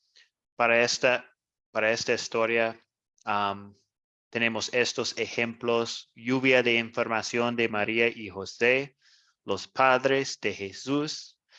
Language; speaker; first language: Spanish; non-native, fluent; English